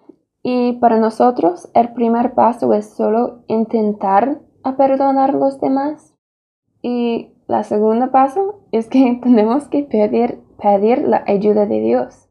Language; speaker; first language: Spanish; non-native, fluent; English